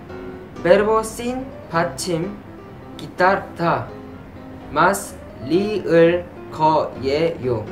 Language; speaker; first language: Spanish; non-native, fluent; Korean